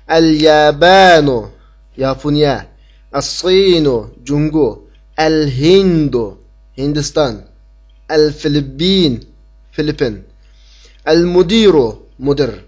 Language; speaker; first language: Arabic; non-native, fluent; Uyghur